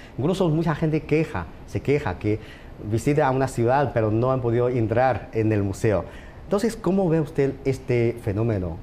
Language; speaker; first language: Spanish; non-native, fluent; Chinese